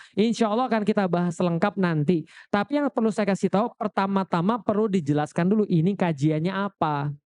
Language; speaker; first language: Indonesian; native; Indonesian